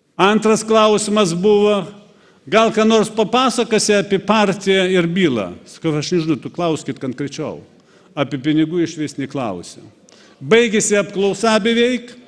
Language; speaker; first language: Lithuanian; non-native, fluent; Russian